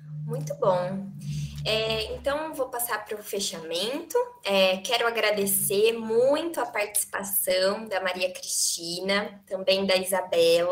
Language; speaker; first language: Portuguese; native; Portuguese